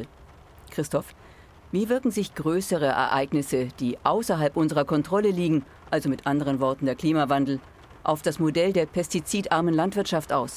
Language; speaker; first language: German; native; German